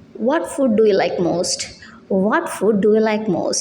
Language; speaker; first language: English; non-native, local second language; Tamil